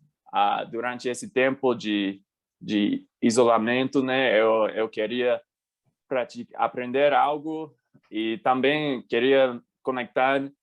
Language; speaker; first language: Portuguese; non-native, fluent; English